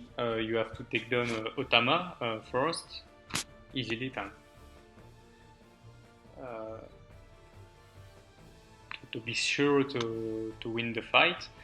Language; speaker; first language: English; non-native, learner; French